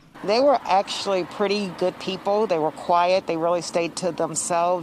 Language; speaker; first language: English; native; English